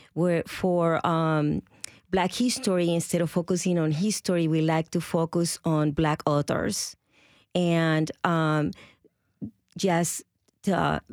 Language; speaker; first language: English; non-native, fluent; Spanish